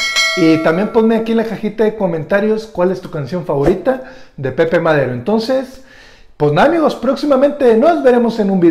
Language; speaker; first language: Spanish; native; Spanish